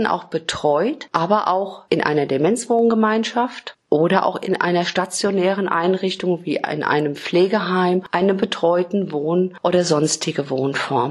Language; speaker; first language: German; native; German